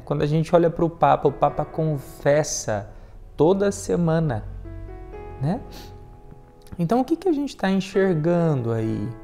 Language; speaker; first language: Portuguese; native; Portuguese